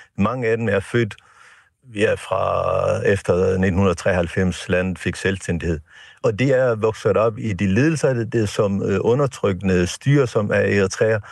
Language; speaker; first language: Danish; non-native, fluent; Tigrinya